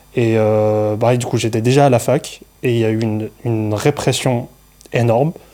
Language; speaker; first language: French; non-native, local second language; Arabic